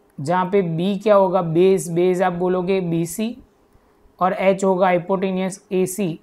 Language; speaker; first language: Hindi; non-native, local second language; Gujarati